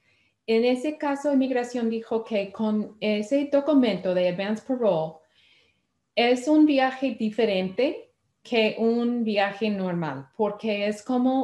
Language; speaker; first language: Spanish; non-native, fluent; English